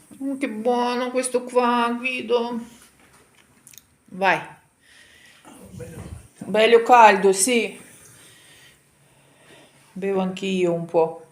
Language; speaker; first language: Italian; non-native, fluent; Ukrainian